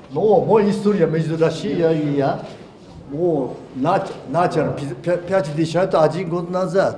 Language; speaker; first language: Russian; non-native, learner; Japanese